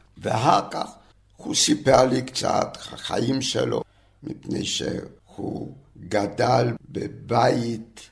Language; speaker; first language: Hebrew; non-native, fluent; French